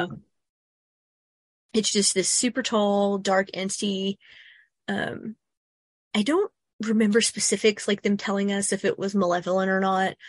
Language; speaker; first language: English; native; English